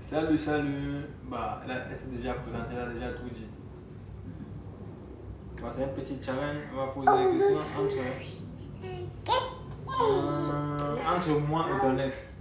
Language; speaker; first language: French; non-native, local second language; Haitian Creole